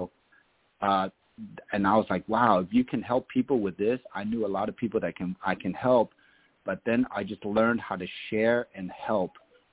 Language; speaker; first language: English; early bilingual, other home language; German